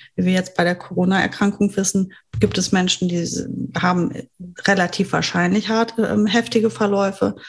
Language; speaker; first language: German; non-native, fluent; French